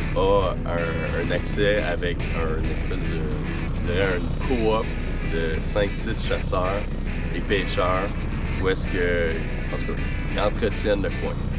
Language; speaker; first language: French; native; French